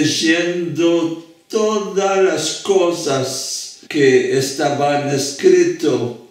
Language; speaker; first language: Spanish; non-native, fluent; French